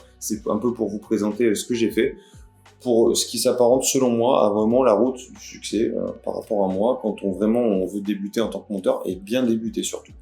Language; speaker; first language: French; native; French